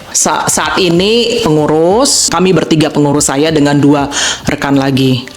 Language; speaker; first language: Indonesian; native; Indonesian